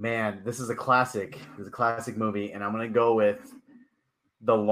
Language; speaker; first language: English; native; English